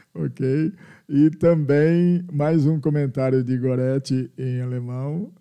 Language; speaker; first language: Portuguese; native; Portuguese